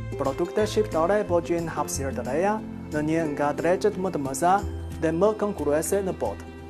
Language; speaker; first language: Albanian; non-native, fluent; Chinese